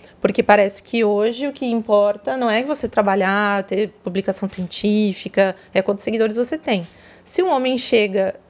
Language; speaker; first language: Portuguese; native; Portuguese